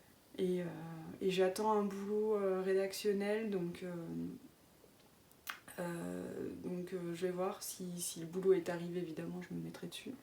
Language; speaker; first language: French; native; French